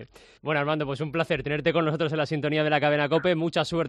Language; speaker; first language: Spanish; native; Spanish